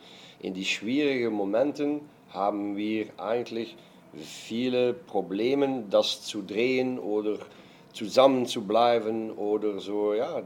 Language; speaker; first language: German; non-native, fluent; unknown